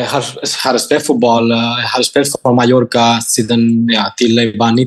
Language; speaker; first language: Norwegian; non-native, fluent; Spanish